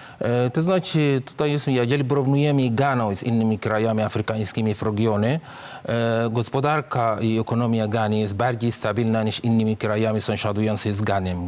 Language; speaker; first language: Polish; non-native, fluent; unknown